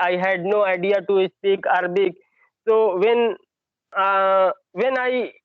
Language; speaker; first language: English; non-native, learner; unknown